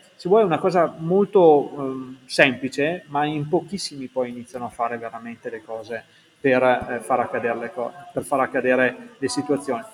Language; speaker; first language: Italian; native; Italian